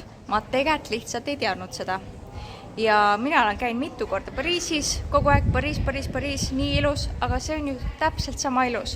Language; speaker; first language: Estonian; native; Estonian